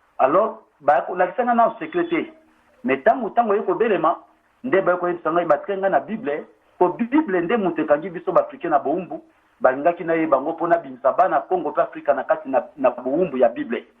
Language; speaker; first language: Lingala; non-native, local second language; Kongo